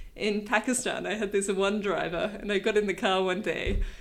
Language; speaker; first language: English; native; English